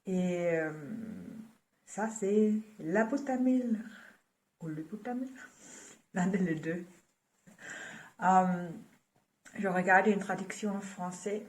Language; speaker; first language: French; non-native, fluent; German